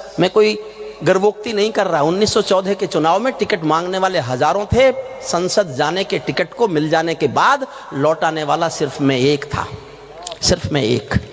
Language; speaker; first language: Hindi; native; Hindi